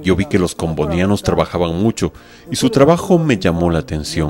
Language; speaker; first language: Spanish; non-native, fluent; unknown